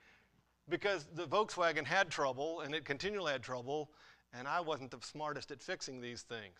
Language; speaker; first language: English; native; English